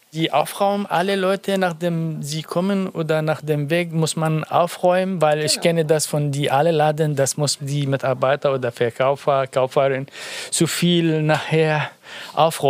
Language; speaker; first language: German; non-native, learner; Arabic